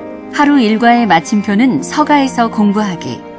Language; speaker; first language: Korean; native; Korean